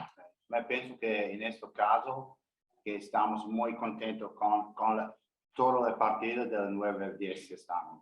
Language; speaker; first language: Spanish; non-native, learner; English